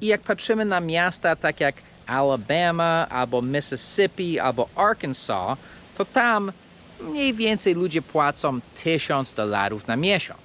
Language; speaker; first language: Polish; non-native, fluent; English